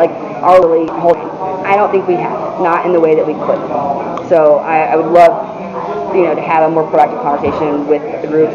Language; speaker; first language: English; native; English